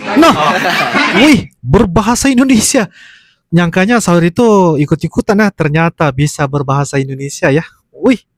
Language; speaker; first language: Malay; native; Malay